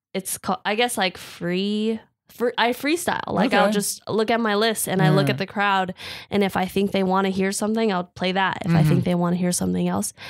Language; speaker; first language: English; native; English